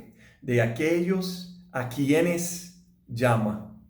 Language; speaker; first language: Spanish; non-native, learner; English